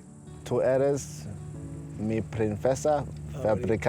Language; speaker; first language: Spanish; non-native, learner; English